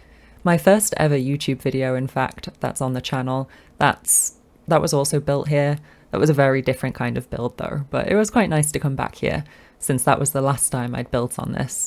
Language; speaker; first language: English; native; English